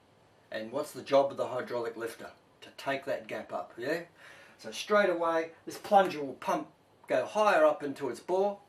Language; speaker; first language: English; native; English